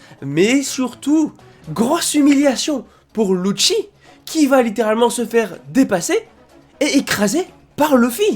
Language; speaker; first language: French; native; French